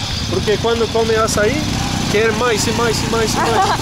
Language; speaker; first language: Portuguese; non-native, learner; English